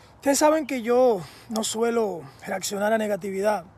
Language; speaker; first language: Spanish; early bilingual, heritage; Spanish